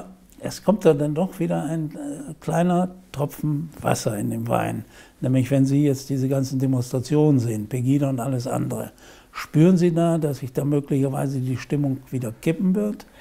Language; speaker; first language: German; native; German